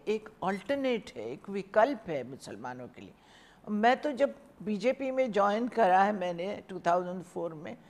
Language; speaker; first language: Hindi; native; Hindi